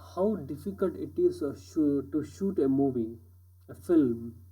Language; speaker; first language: English; non-native, local second language; Kannada